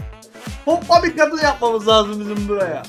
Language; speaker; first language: Turkish; native; Turkish